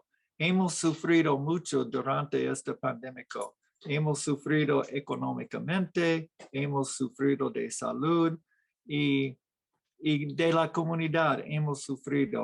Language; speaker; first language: Spanish; non-native, fluent; English